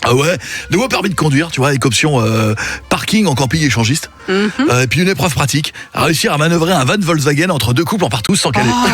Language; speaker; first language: French; native; French